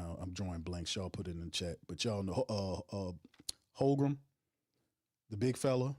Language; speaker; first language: English; native; English